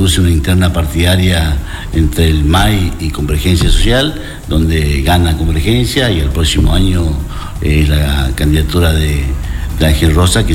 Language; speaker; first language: Spanish; native; Spanish